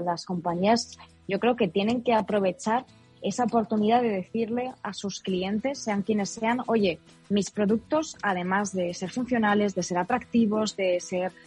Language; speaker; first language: Spanish; native; Spanish